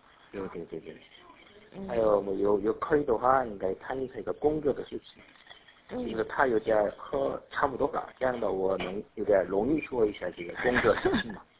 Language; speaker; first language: Chinese; non-native, learner; Korean